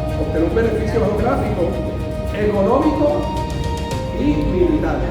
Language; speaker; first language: Spanish; early bilingual, heritage; Spanish